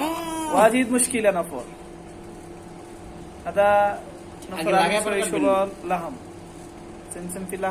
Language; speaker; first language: Arabic; non-native, learner; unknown